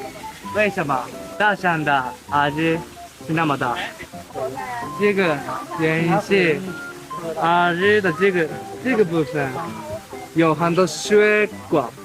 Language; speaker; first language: Chinese; non-native, learner; Japanese